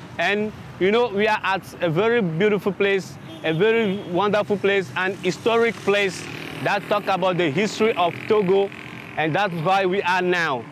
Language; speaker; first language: English; non-native, fluent; Ewe